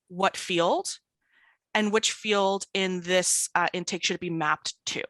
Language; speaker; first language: English; native; English